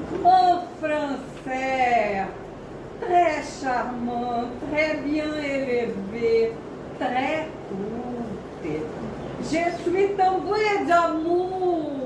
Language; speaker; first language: French; non-native, learner; Portuguese